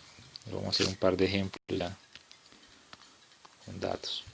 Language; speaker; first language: Spanish; native; Spanish